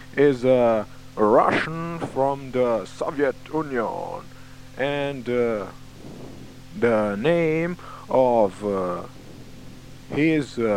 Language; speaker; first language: English; non-native, learner; Romanian